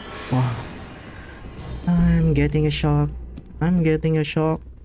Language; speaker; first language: English; non-native, local second language; Malay